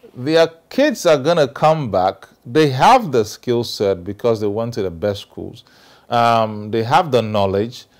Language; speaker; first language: English; non-native, local second language; Ewe